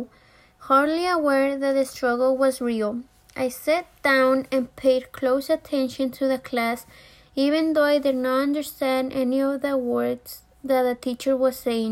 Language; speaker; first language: English; early bilingual, other home language; Spanish